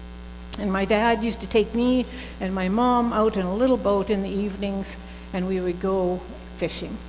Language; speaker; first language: English; native; English